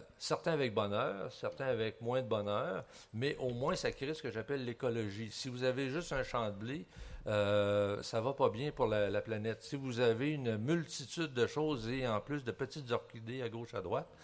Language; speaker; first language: French; native; French